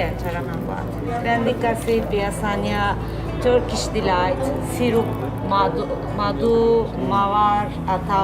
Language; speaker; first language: Indonesian; non-native, learner; Turkish